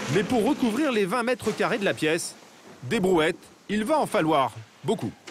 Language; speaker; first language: French; native; French